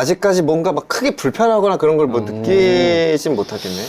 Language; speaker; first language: Korean; native; Korean